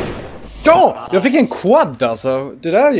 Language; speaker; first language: Swedish; native; Swedish